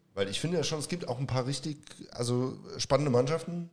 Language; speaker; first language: German; native; German